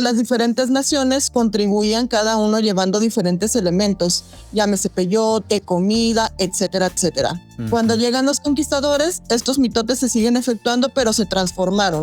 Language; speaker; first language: Spanish; native; Spanish